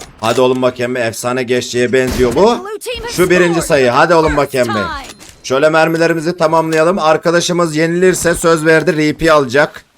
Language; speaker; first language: Turkish; native; Turkish